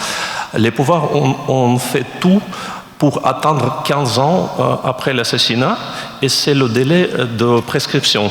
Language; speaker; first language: French; non-native, fluent; Russian